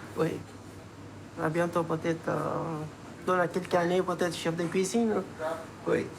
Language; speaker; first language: French; non-native, learner; Persian